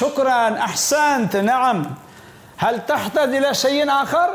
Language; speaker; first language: Arabic; non-native, fluent; Bangla